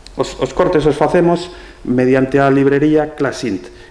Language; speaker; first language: Galician; non-native, local second language; Spanish